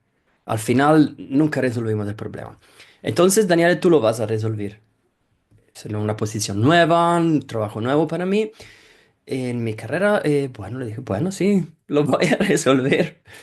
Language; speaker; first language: Spanish; non-native, fluent; Italian